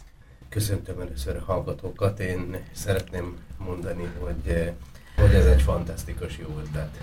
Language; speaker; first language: Hungarian; non-native, fluent; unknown